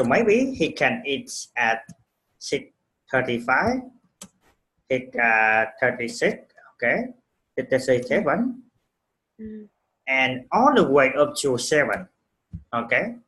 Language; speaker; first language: English; non-native, fluent; Vietnamese